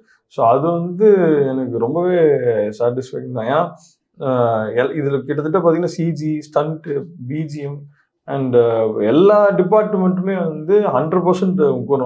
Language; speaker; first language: Tamil; native; Tamil